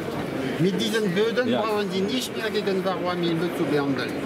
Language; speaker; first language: German; non-native, fluent; French